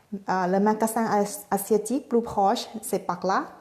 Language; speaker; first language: French; non-native, fluent; Thai